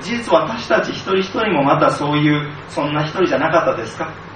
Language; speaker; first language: Japanese; native; Japanese